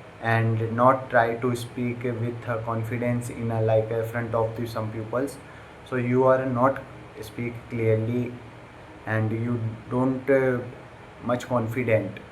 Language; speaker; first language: English; non-native, learner; Hindi